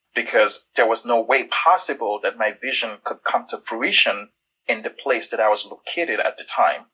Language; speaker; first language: English; non-native, local second language; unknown